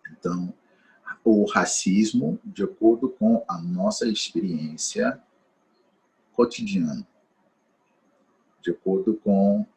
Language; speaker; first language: Portuguese; non-native, fluent; English